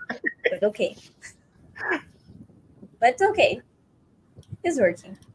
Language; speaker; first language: English; non-native, fluent; Portuguese